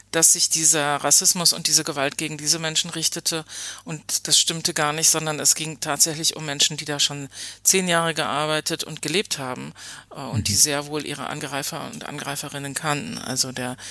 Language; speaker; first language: German; native; German